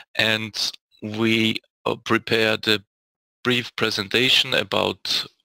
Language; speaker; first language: English; non-native, fluent; German